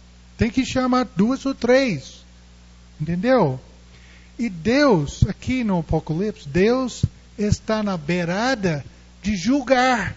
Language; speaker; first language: Portuguese; non-native, fluent; English